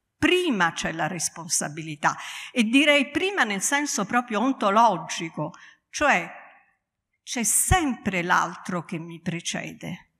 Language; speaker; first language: Italian; native; Italian